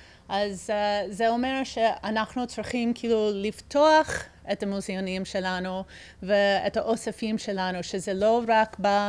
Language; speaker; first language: Hebrew; early bilingual, heritage; English